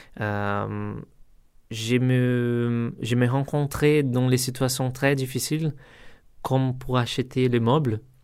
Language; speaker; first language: French; non-native, learner; Portuguese